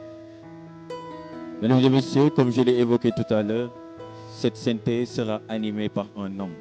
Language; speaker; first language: French; non-native, local second language; Wolof